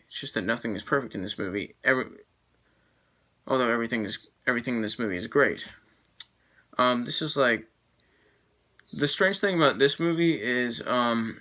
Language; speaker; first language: English; native; English